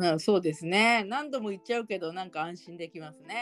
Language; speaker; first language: Japanese; native; Japanese